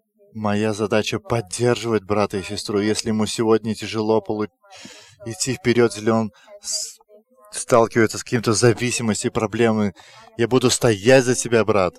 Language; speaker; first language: Russian; non-native, fluent; Lithuanian